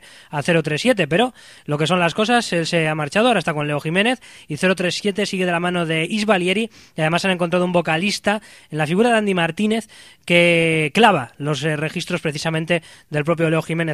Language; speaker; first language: Spanish; native; Spanish